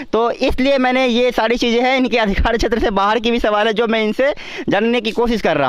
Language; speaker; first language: Hindi; native; Hindi